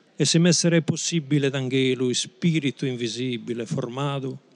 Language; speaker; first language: Italian; native; Italian